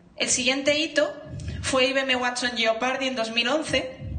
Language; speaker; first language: Spanish; native; Spanish